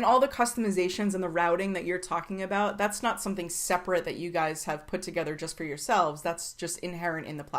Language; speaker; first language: English; native; English